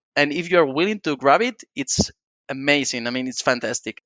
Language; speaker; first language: English; non-native, fluent; Spanish